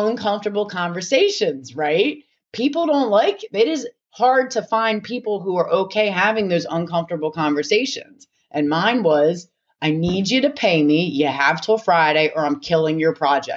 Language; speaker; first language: English; native; English